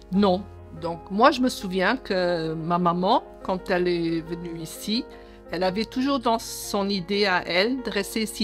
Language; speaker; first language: French; early bilingual, other home language; Portuguese